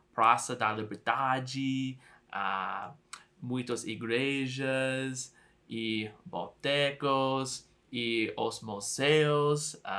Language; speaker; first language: Portuguese; non-native, learner; English